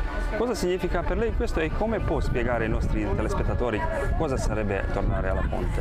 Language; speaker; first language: Italian; non-native, fluent; Croatian